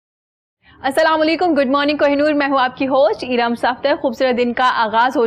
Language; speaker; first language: Urdu; native; Urdu